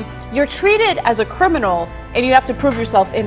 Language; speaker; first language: English; native; English